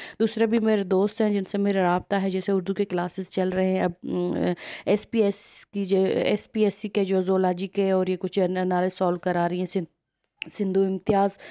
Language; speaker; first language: Urdu; non-native, local second language; Sindhi